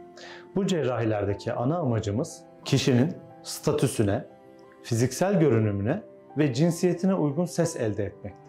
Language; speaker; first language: Turkish; native; Turkish